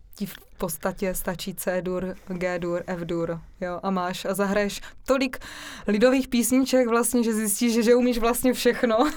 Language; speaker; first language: Czech; native; Czech